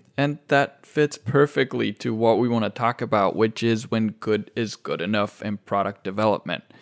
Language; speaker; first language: English; native; English